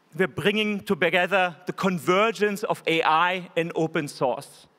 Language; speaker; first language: English; non-native, fluent; German